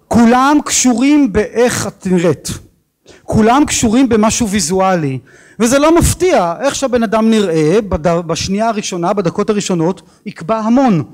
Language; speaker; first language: Hebrew; native; Hebrew